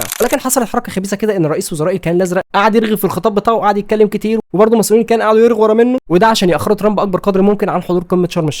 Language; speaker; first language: Arabic; native; Arabic